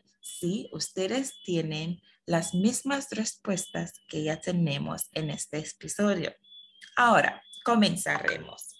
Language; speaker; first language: Spanish; non-native, fluent; English